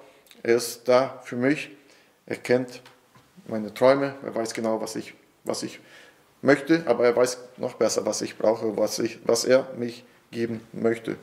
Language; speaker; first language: German; non-native, fluent; Portuguese